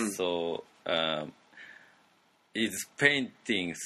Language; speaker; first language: English; non-native, learner; Japanese